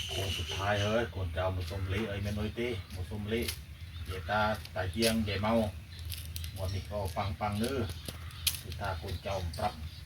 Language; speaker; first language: Thai; native; Thai